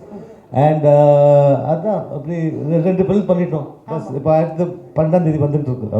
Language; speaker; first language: Tamil; early bilingual, heritage; Tamil